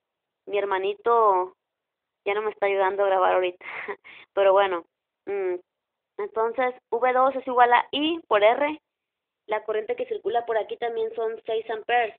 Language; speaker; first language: Spanish; native; Spanish